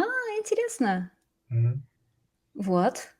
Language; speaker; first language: Russian; non-native, fluent; English